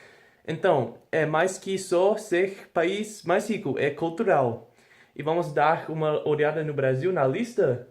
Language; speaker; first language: Portuguese; non-native, fluent; English